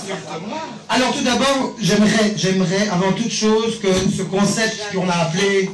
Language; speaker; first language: French; native; French